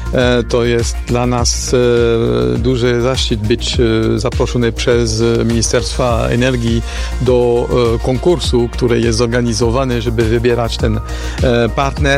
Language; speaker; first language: Polish; non-native, learner; French